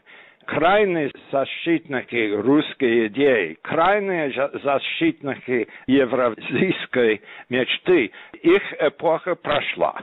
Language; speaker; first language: Russian; non-native, fluent; English